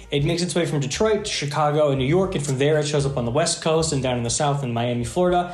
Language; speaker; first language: English; native; English